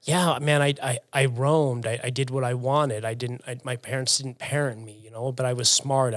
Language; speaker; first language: English; native; English